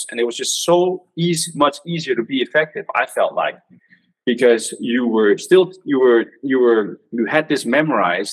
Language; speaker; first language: English; non-native, fluent; Danish